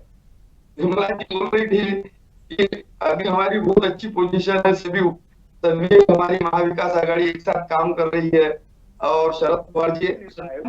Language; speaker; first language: Hindi; non-native, local second language; Marathi